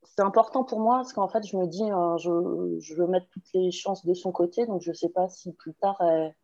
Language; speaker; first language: French; native; French